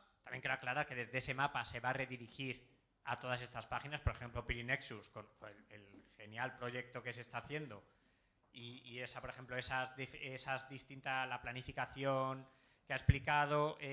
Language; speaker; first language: Spanish; native; Spanish